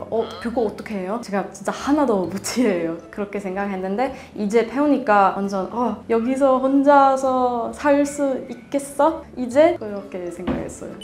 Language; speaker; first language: Korean; non-native, learner; Swedish